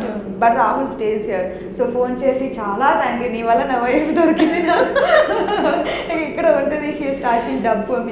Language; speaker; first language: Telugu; non-native, local second language; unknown